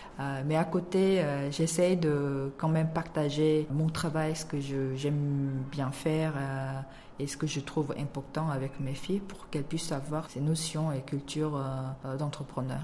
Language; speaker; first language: French; non-native, fluent; Korean